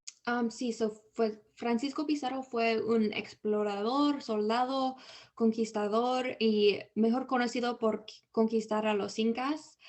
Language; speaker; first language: Spanish; early bilingual, heritage; Spanish